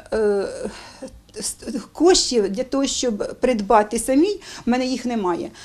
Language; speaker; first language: Ukrainian; native; Ukrainian